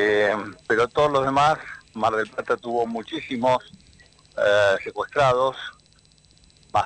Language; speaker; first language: Spanish; native; Spanish